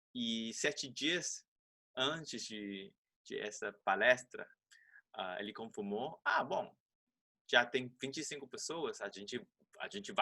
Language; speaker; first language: Portuguese; non-native, fluent; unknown